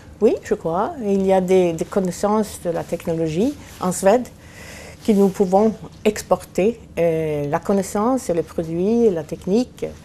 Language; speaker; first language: French; non-native, fluent; Swedish